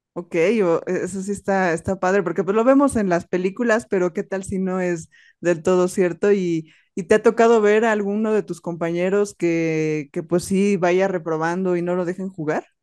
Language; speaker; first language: Spanish; native; Spanish